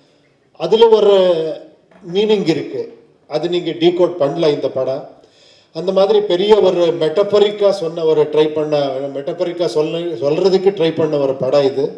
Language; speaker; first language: Tamil; non-native, learner; Kannada